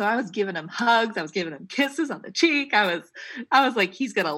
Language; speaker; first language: English; native; English